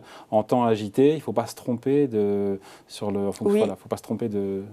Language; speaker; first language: French; native; French